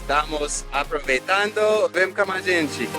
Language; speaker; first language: Portuguese; non-native, fluent; English